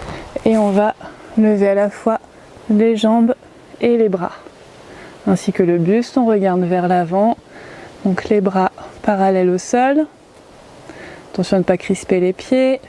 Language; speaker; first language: French; native; French